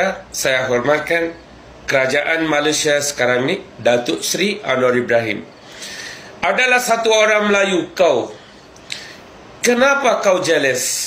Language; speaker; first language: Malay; non-native, fluent; Bangla